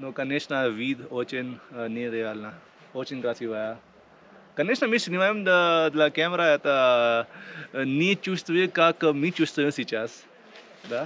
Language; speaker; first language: Russian; non-native, learner; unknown